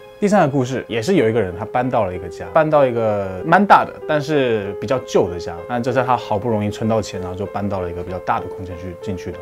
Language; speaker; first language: Chinese; non-native, fluent; Korean